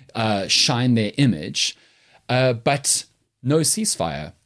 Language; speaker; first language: English; native; English